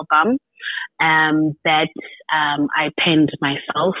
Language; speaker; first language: English; non-native, local second language; Xhosa